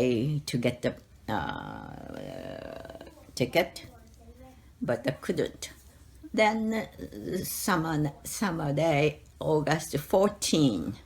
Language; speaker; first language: English; non-native, learner; Japanese